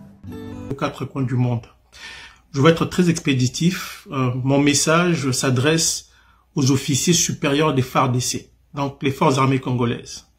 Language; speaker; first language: French; non-native, local second language; Lingala